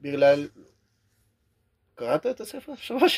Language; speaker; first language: Hebrew; non-native, learner; English